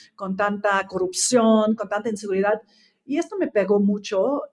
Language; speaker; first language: Spanish; non-native, fluent; English